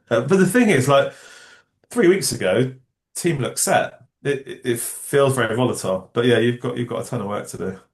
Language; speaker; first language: English; native; English